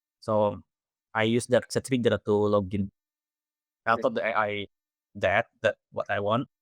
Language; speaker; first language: English; non-native, fluent; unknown